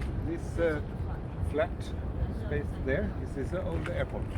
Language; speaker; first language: English; non-native, learner; Swedish